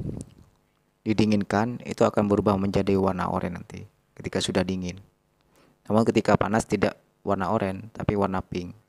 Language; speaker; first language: Indonesian; non-native, local second language; Madurese